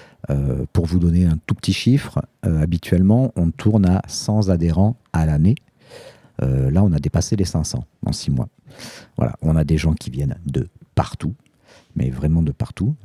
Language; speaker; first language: French; native; French